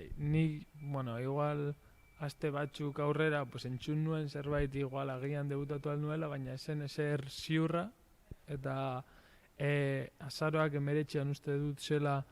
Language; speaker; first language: Basque; non-native, local second language; Spanish